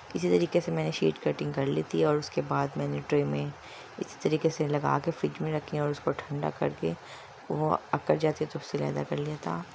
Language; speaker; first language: Urdu; native; Urdu